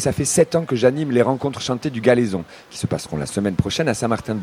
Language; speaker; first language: French; native; French